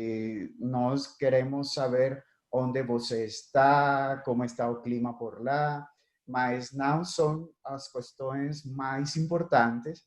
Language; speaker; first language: Portuguese; non-native, fluent; Spanish